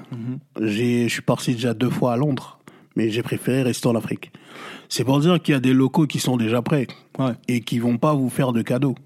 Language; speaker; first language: French; non-native, local second language; Lingala